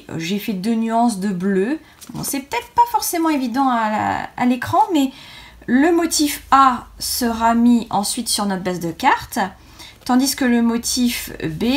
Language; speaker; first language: French; native; French